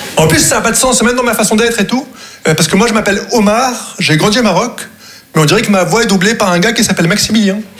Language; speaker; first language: French; non-native, local second language; Arabic